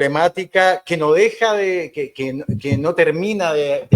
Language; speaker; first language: Spanish; native; Spanish